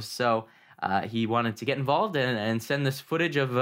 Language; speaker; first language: English; native; English